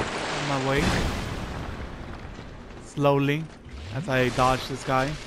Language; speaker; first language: English; native; English